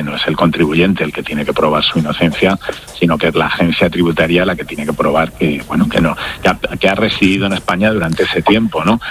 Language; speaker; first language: Spanish; native; Spanish